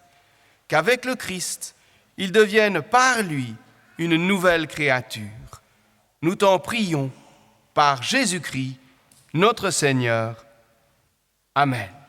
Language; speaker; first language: French; native; French